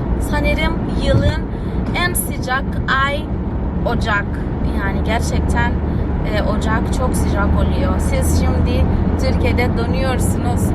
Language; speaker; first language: Turkish; non-native, fluent; Portuguese